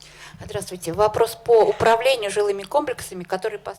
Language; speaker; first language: Russian; native; Russian